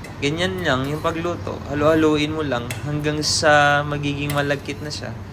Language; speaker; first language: Filipino; non-native, local second language; Cebuano